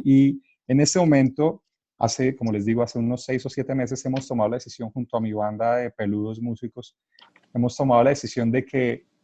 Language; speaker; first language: Spanish; native; Spanish